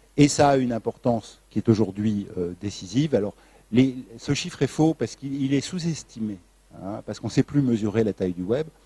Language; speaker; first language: French; native; French